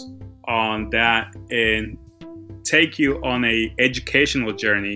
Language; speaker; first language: English; early bilingual, other home language; Spanish